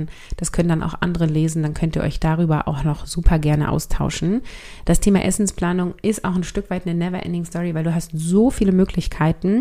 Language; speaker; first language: German; native; German